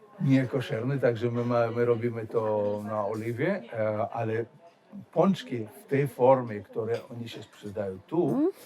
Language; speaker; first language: Polish; non-native, learner; Hebrew